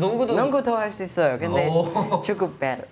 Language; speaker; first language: Korean; non-native, learner; Chinese